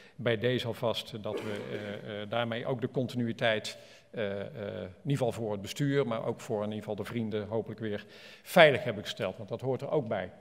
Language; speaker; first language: Dutch; native; Dutch